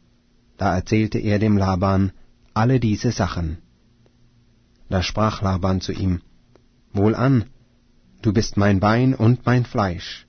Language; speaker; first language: German; native; German